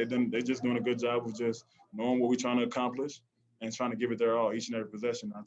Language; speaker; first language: English; native; English